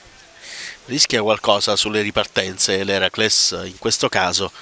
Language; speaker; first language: Italian; native; Italian